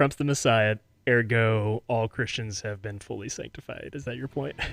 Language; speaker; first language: English; native; English